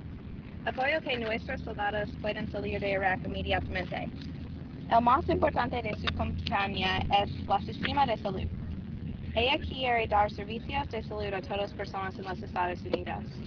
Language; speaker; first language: Spanish; non-native, learner; English